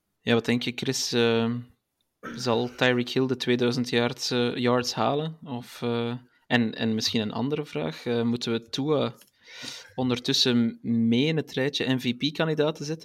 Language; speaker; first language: Dutch; native; Dutch